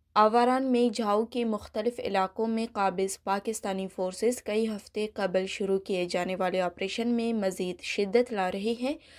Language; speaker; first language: Urdu; non-native, local second language; Baluchi